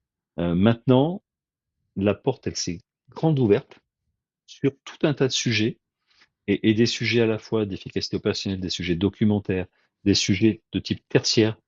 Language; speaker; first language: French; native; French